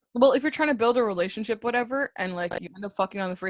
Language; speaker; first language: English; native; English